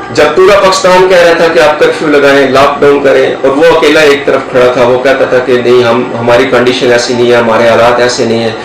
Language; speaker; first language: Urdu; non-native, local second language; Punjabi